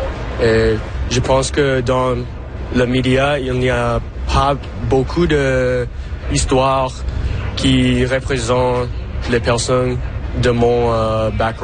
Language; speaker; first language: French; non-native, local second language; English